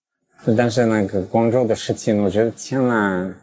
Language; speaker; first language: Chinese; early bilingual, heritage; English